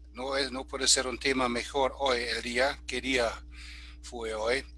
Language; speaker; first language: Spanish; non-native, fluent; German